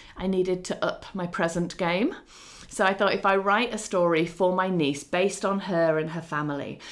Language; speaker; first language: English; native; English